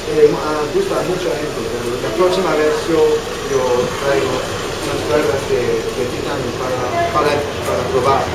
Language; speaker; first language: Spanish; non-native, fluent; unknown